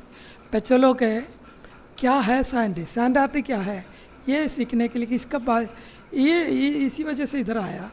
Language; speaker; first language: Hindi; non-native, learner; Malayalam